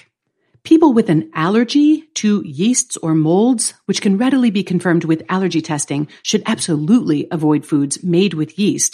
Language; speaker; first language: English; native; English